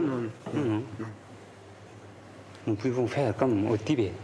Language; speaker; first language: French; non-native, learner; Tibetan